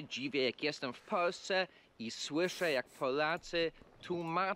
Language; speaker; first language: Polish; non-native, fluent; English